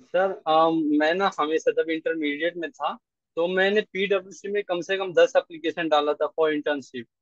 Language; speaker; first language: Hindi; native; Hindi